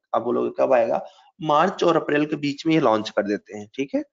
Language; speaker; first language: Hindi; native; Hindi